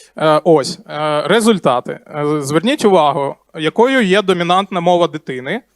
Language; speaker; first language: Ukrainian; non-native, local second language; Russian